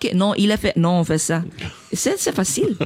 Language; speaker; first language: French; non-native, local second language; Dutch